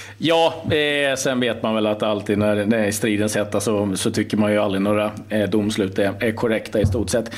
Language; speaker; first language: Swedish; native; Swedish